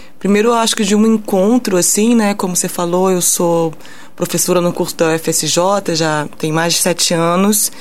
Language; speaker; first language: Portuguese; early bilingual, heritage; Portuguese